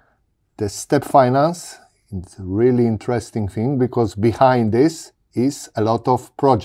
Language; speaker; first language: English; non-native, learner; Polish